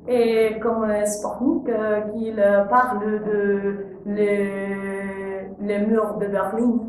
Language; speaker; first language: French; non-native, learner; Spanish